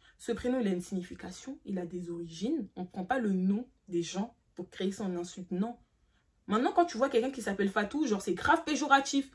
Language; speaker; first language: French; early bilingual, other home language; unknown